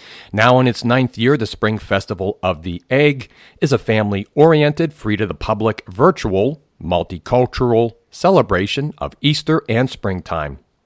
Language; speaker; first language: English; native; English